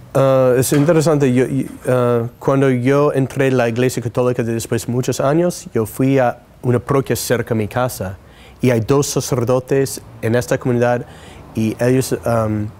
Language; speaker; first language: Spanish; non-native, fluent; English